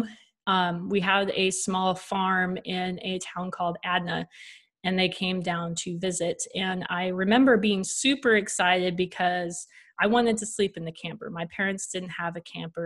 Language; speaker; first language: English; native; English